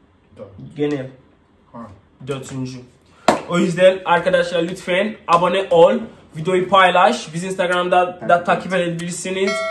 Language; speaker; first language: Turkish; non-native, learner; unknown